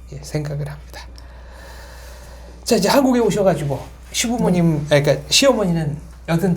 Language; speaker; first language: Korean; native; Korean